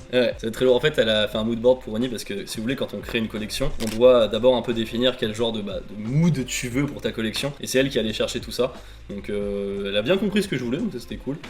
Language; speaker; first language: French; native; French